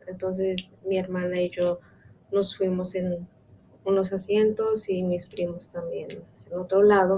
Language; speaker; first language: Spanish; non-native, local second language; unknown